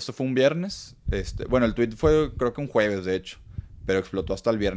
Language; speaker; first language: Spanish; native; Spanish